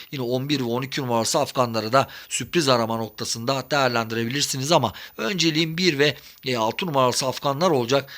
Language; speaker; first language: Turkish; native; Turkish